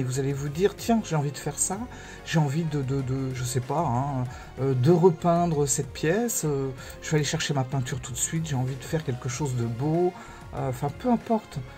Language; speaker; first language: French; native; French